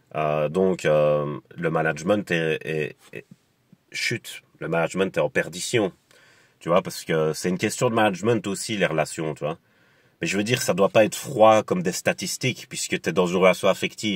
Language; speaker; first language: French; native; French